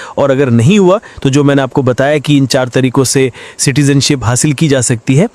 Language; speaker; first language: Hindi; native; Hindi